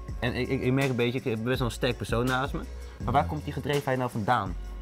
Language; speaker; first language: Dutch; native; Dutch